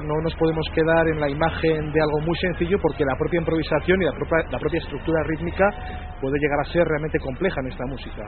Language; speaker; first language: Spanish; native; Spanish